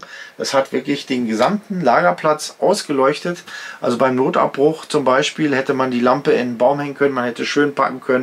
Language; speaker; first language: German; native; German